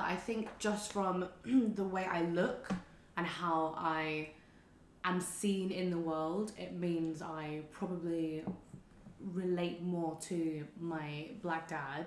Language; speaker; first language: English; native; English